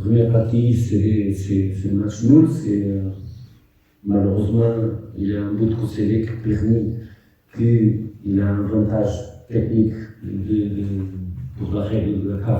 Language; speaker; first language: French; non-native, fluent; Portuguese